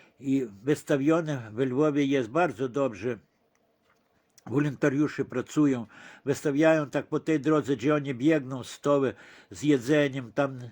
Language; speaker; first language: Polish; early bilingual, heritage; Polish